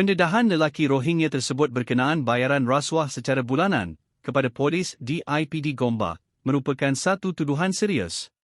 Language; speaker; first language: Malay; native; Malay